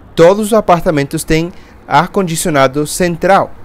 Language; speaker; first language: Portuguese; non-native, fluent; English